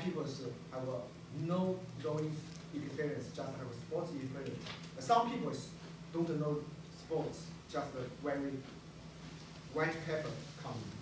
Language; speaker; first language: English; non-native, learner; Chinese